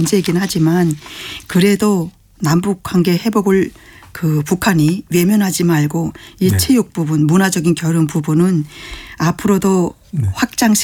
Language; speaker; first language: Korean; native; Korean